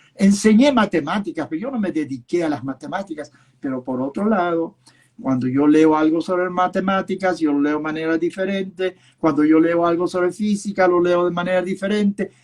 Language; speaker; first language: Spanish; early bilingual, other home language; Yiddish